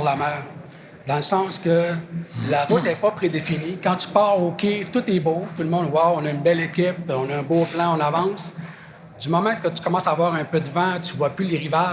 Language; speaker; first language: French; native; French